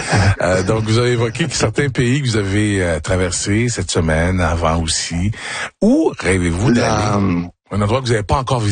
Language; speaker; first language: French; native; French